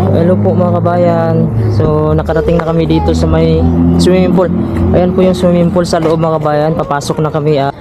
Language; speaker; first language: Filipino; non-native, local second language; Cebuano